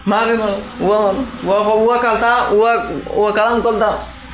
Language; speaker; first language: Arabic; non-native, learner; Bangla